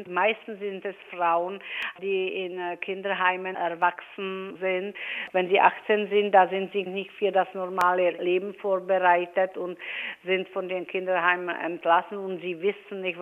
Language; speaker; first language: German; non-native, fluent; Czech